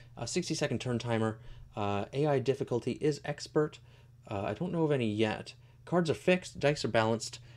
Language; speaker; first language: English; native; English